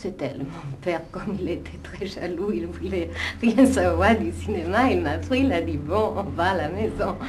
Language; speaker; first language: French; non-native, fluent; Italian